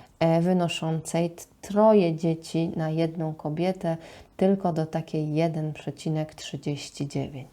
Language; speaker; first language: Polish; native; Polish